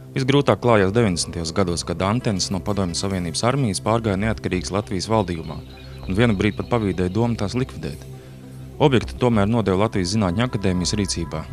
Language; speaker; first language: Latvian; native; Latvian